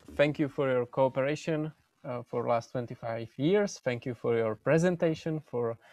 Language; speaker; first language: English; non-native, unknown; Czech